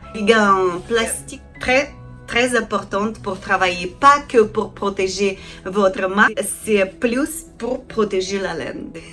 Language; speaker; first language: French; non-native, learner; Ukrainian